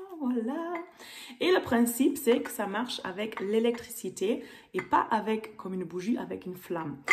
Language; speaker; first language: French; non-native, fluent; German